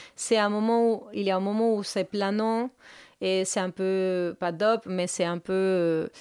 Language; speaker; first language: French; non-native, fluent; Spanish